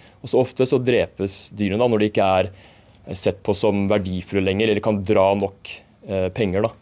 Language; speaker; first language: Norwegian; native; Norwegian